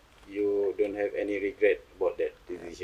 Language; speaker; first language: English; non-native, local second language; Malay